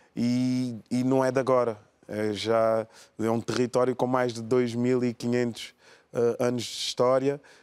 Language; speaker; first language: Portuguese; early bilingual, other home language; Kabuverdianu